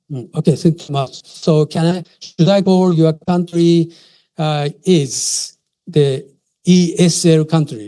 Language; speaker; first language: English; non-native, fluent; Japanese